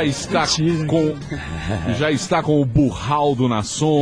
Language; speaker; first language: Portuguese; native; Portuguese